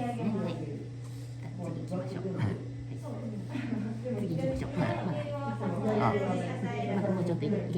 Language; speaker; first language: Japanese; native; Japanese